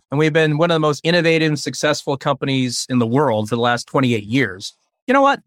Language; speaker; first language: English; early bilingual, other home language; Chinese